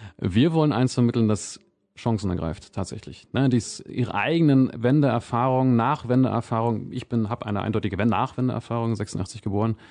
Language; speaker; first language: German; native; German